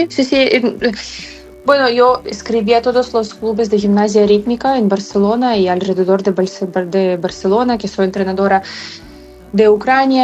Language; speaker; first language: Spanish; non-native, fluent; Ukrainian